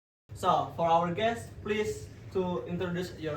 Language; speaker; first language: English; non-native, learner; Indonesian